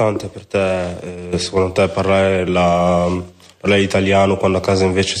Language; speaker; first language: Italian; native; Italian